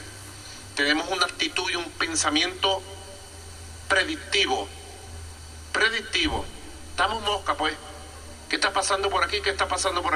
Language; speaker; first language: Spanish; native; Spanish